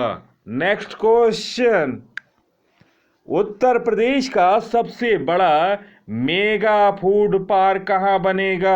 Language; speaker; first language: Hindi; native; Hindi